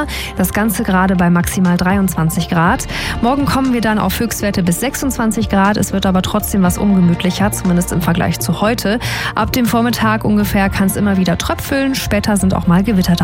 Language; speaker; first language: German; native; German